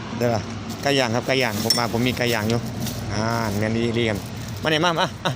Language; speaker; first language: Thai; native; Thai